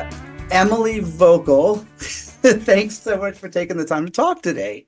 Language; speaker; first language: English; native; English